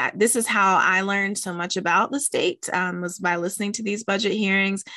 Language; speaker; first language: English; native; English